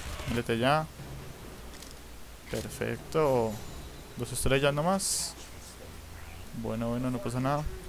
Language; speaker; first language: Spanish; native; Spanish